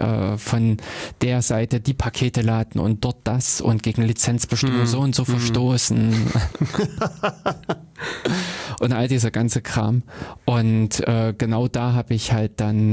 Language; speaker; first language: German; native; German